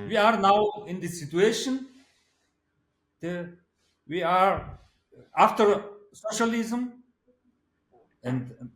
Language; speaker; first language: English; non-native, learner; Mongolian